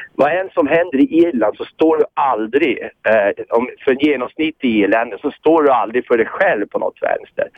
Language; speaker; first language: Swedish; early bilingual, other home language; English